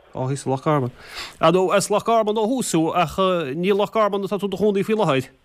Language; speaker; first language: Irish; native; Irish